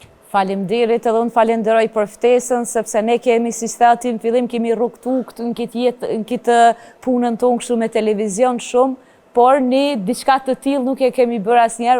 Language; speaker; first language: Albanian; native; Albanian